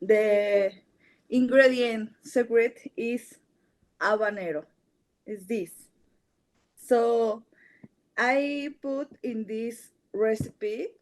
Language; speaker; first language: English; non-native, learner; Spanish